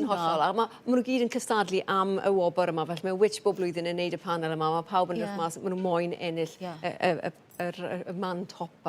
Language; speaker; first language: Welsh; native; Welsh